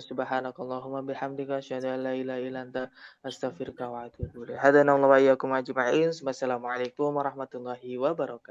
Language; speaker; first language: Arabic; non-native, fluent; Indonesian